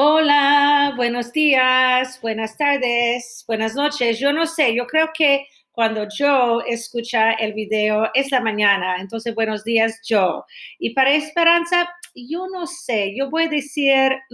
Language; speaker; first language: Spanish; non-native, fluent; English